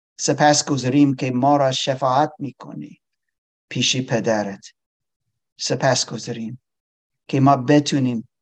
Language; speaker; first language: Persian; non-native, learner; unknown